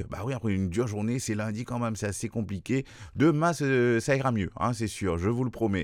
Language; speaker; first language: French; non-native, local second language; Morisyen